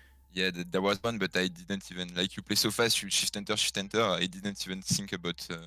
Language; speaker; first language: English; non-native, fluent; French